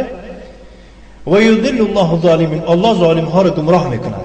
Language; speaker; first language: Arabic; non-native, fluent; Tajik